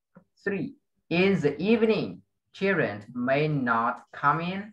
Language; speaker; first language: English; non-native, fluent; Vietnamese